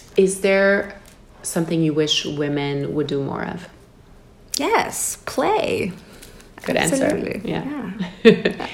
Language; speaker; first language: English; early bilingual, other home language; Persian